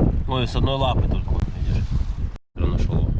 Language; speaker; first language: Russian; native; Russian